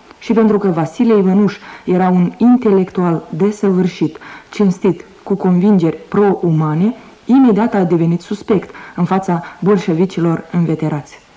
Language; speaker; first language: Romanian; native; Romanian